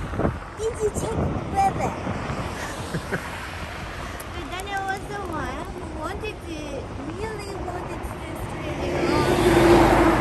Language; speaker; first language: English; non-native, fluent; Japanese